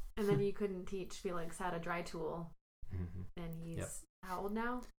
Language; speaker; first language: English; native; English